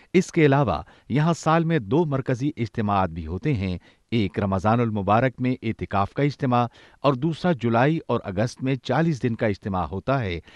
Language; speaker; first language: Urdu; native; Urdu